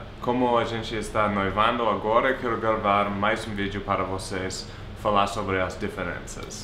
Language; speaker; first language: Portuguese; non-native, fluent; English